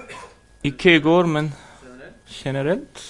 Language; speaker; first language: Norwegian; non-native, fluent; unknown